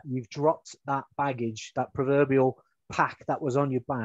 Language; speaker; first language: English; native; English